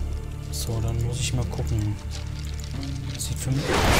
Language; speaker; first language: German; native; German